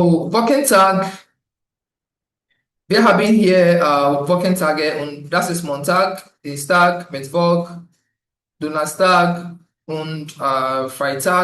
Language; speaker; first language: German; non-native, fluent; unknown